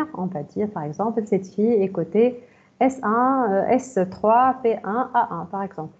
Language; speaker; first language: French; non-native, local second language; Arabic